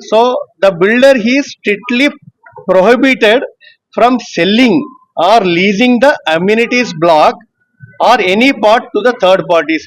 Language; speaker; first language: English; non-native, local second language; Telugu